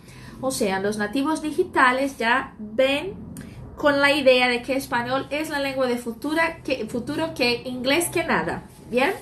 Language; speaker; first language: Spanish; non-native, fluent; Portuguese